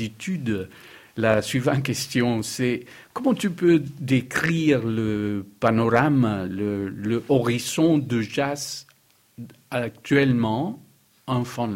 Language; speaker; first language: French; non-native, fluent; Spanish